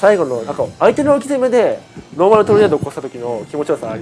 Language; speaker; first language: Japanese; native; Japanese